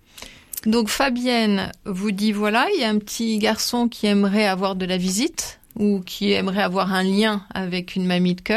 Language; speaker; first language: French; native; French